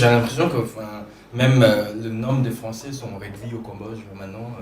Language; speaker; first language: French; non-native, fluent; Khmer